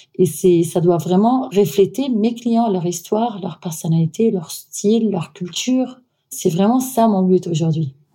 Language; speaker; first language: French; non-native, fluent; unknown